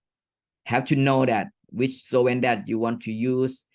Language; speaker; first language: English; non-native, fluent; Thai